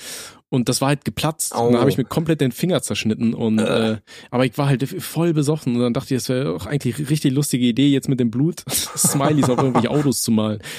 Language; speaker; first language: German; native; German